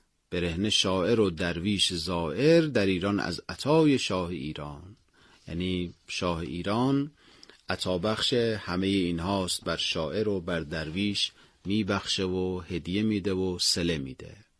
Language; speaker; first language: Persian; native; Persian